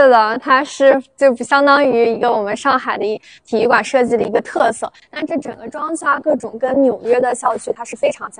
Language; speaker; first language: Chinese; native; Chinese